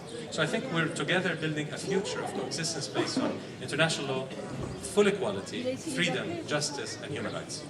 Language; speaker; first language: English; non-native, fluent; Arabic